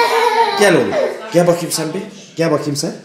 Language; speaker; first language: Turkish; native; Turkish